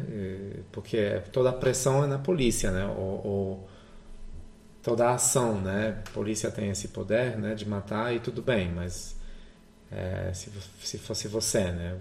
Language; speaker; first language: Portuguese; non-native, fluent; Polish